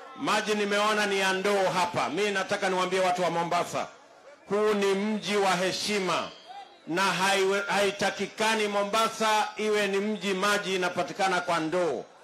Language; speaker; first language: Swahili; non-native, local second language; Kalenjin